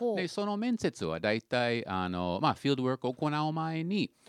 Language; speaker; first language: Japanese; non-native, fluent; English